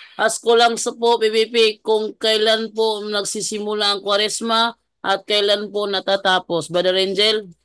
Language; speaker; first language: Filipino; non-native, local second language; Cebuano